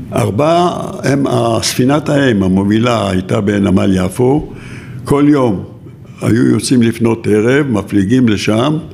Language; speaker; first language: Hebrew; native; Hebrew